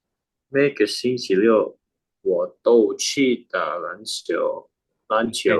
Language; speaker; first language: Chinese; non-native, learner; Indonesian